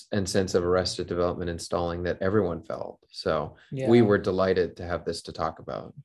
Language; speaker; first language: English; early bilingual, other home language; Hindi